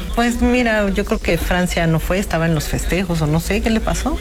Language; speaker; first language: Spanish; native; Spanish